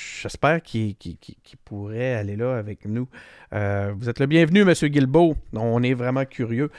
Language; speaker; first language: French; native; French